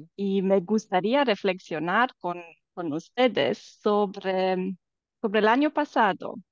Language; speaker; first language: Spanish; non-native, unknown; Romanian